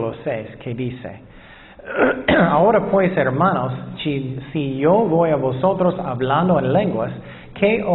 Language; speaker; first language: Spanish; non-native, fluent; English